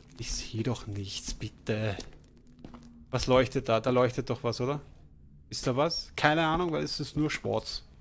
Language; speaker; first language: German; native; German